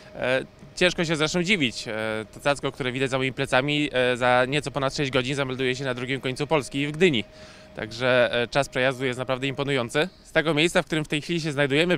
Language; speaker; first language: Polish; native; Polish